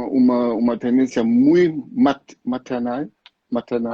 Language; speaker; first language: Portuguese; non-native, fluent; German